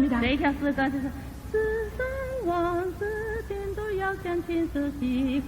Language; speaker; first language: Chinese; native; Chinese